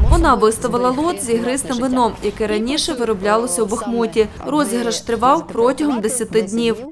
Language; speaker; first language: Ukrainian; native; Ukrainian